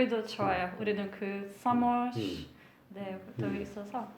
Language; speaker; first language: Korean; non-native, fluent; Hungarian